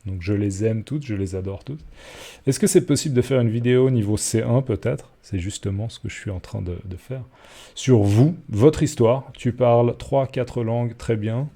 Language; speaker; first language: French; native; French